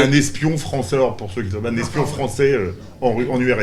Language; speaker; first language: French; native; French